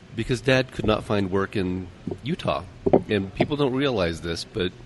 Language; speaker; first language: English; native; English